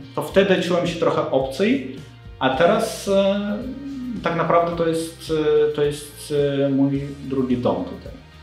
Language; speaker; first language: Polish; non-native, fluent; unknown